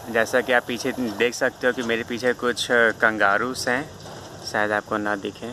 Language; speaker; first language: Hindi; native; Hindi